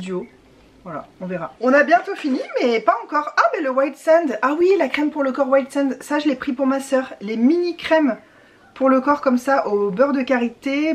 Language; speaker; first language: French; native; French